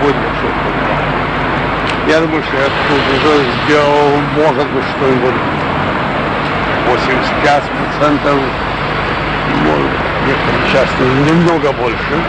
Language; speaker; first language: Russian; non-native, local second language; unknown